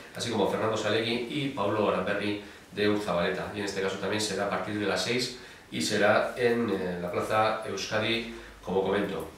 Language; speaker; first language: Spanish; non-native, local second language; Basque